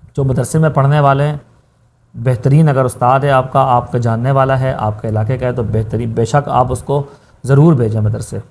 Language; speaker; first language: Urdu; native; Urdu